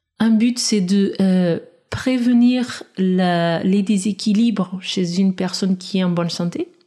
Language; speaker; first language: French; non-native, fluent; Portuguese